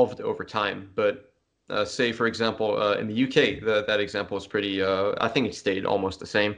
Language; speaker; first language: English; non-native, fluent; French